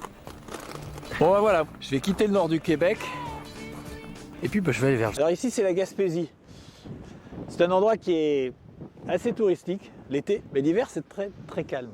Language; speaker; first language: French; native; French